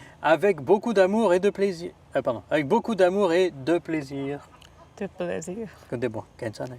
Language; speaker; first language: French; non-native, learner; Korean